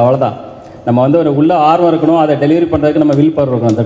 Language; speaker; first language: Tamil; native; Tamil